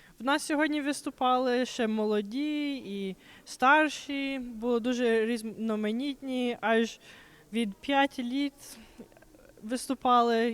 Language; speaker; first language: Ukrainian; early bilingual, heritage; Ukrainian